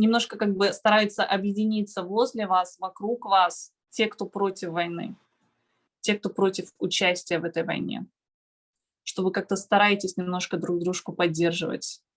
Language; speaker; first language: Russian; native; Russian